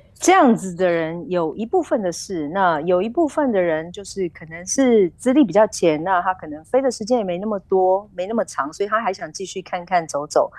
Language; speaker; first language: Chinese; native; Chinese